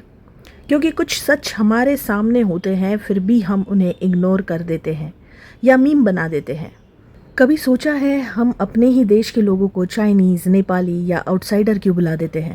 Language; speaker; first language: Hindi; native; Hindi